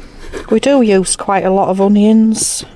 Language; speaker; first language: English; native; English